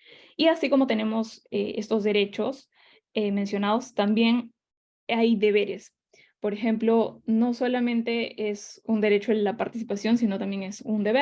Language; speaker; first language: Spanish; native; Spanish